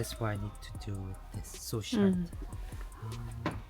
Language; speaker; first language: English; non-native, learner; Korean